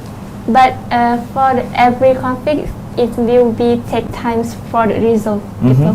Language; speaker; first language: English; non-native, learner; Thai